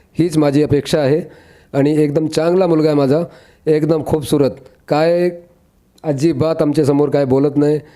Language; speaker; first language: Marathi; non-native, local second language; Urdu